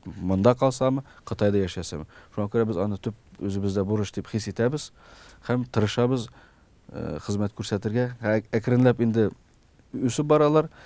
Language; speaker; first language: Tatar; early bilingual, heritage; Tatar